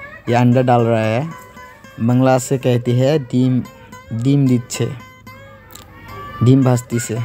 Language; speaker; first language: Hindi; non-native, learner; Bangla